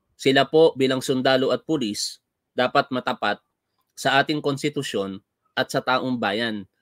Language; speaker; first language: Filipino; native; Filipino